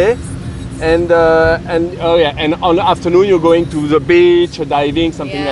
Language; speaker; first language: English; non-native, learner; French